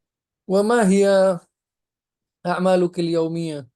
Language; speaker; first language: Arabic; non-native, fluent; Indonesian